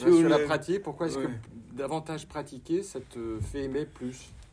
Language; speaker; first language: French; native; French